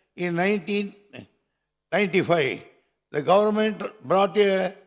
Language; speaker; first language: English; non-native, local second language; Tamil